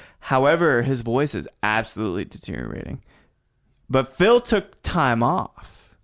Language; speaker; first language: English; native; English